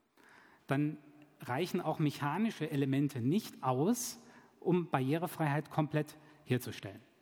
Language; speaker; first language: German; native; German